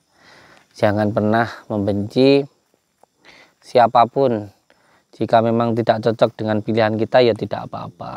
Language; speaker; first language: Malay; non-native, local second language; Javanese